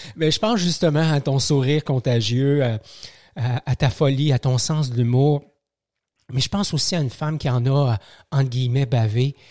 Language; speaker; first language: French; native; French